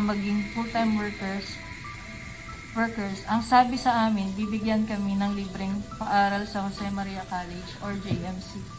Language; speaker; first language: Filipino; native; Filipino